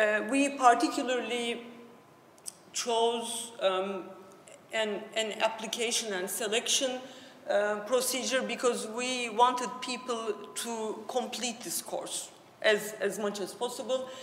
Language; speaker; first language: English; non-native, fluent; Turkish